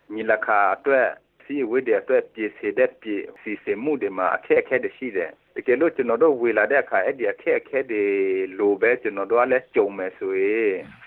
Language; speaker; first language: Burmese; non-native, local second language; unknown